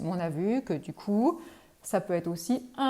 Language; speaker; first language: French; native; French